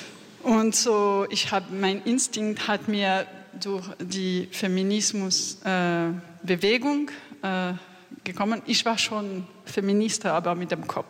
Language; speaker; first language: German; non-native, fluent; French